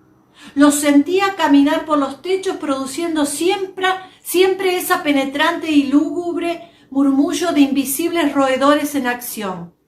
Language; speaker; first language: Spanish; native; Spanish